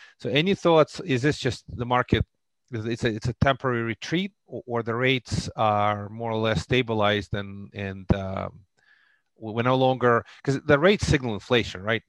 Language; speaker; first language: English; non-native, fluent; Russian